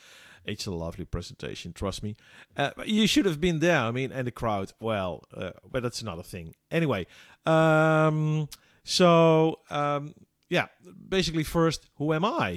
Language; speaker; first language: English; non-native, fluent; Dutch